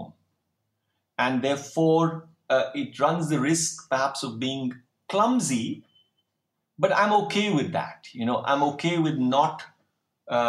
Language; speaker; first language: English; non-native, local second language; Hindi